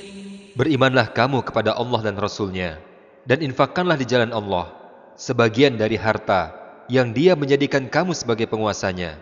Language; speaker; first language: Indonesian; native; Indonesian